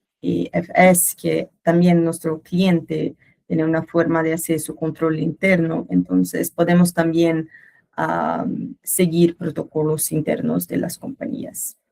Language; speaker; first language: Spanish; non-native, learner; Portuguese